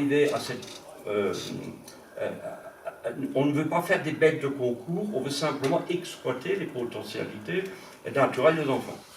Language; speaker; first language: French; non-native, local second language; Swiss German